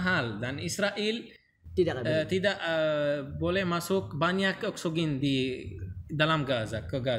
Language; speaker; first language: Indonesian; non-native, learner; Arabic